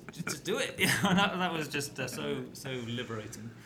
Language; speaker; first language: English; native; English